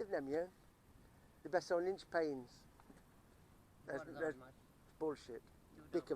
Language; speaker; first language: Hungarian; early bilingual, heritage; English